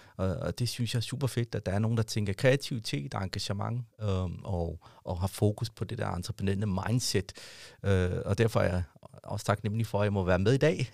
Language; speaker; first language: Danish; early bilingual, other home language; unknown